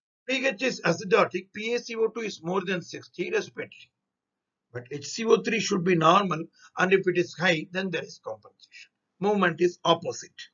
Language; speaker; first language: English; non-native, local second language; Tamil